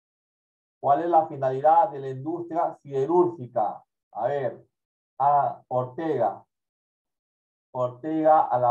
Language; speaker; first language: Spanish; native; Spanish